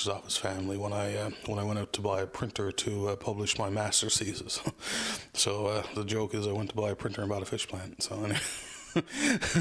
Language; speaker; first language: English; native; English